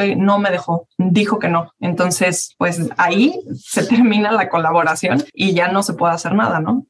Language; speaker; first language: Spanish; native; Spanish